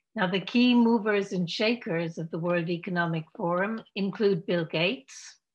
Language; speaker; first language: English; native; English